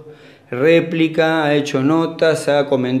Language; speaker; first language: Spanish; native; Spanish